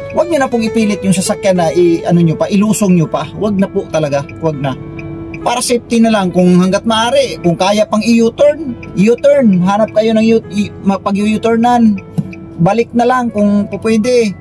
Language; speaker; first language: Filipino; native; Filipino